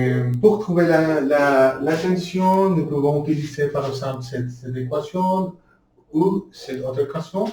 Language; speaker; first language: French; non-native, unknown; Spanish